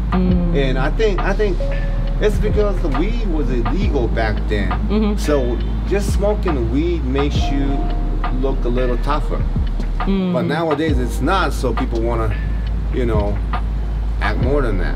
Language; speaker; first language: English; non-native, fluent; Japanese